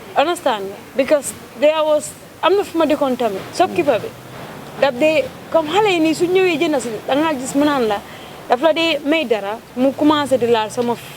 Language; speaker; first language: Wolof; non-native, local second language; Jola-Fonyi